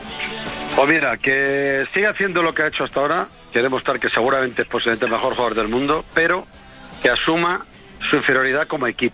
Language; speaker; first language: Spanish; native; Spanish